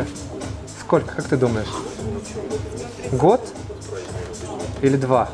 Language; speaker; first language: Russian; native; Russian